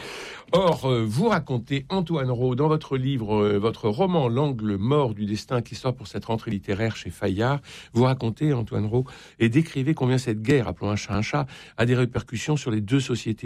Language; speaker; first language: French; native; French